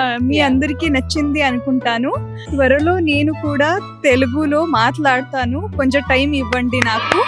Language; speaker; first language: Telugu; non-native, learner; Kannada